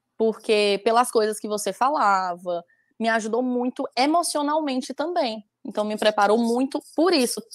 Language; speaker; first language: Portuguese; native; Portuguese